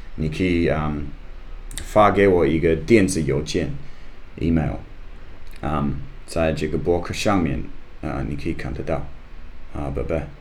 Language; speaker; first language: Chinese; non-native, learner; English